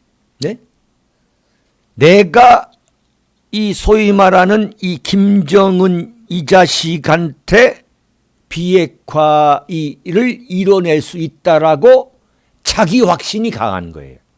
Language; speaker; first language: Korean; native; Korean